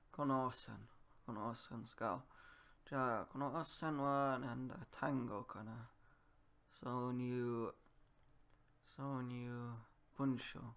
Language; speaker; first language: Japanese; non-native, learner; Polish